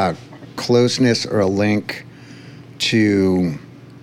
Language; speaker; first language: English; native; English